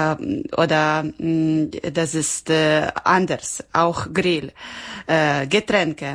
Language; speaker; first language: German; non-native, learner; Ukrainian